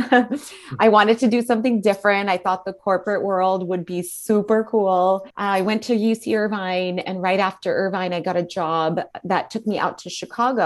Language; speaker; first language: English; native; English